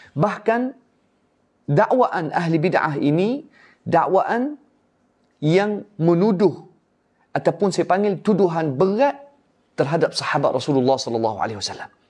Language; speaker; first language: Malay; non-native, fluent; Arabic